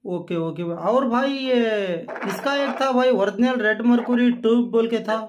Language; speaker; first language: Hindi; non-native, local second language; Kannada